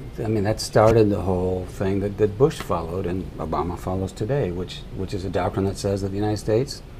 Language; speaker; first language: English; native; English